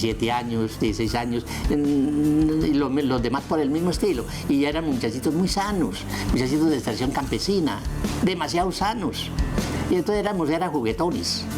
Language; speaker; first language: Spanish; native; Spanish